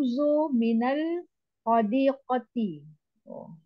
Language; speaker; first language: Arabic; non-native, learner; Indonesian